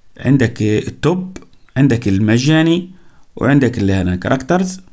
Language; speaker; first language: Arabic; native; Arabic